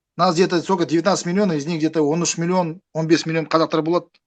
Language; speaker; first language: Russian; non-native, local second language; Kazakh